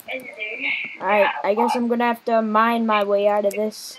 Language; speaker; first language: English; native; English